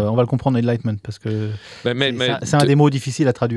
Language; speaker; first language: French; native; French